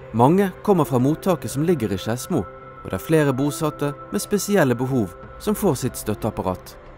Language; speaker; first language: Norwegian; native; Norwegian